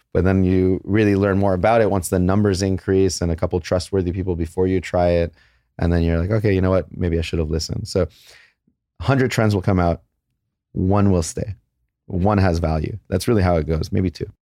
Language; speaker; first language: English; native; English